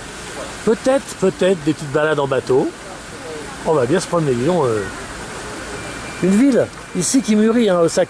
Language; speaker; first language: French; native; French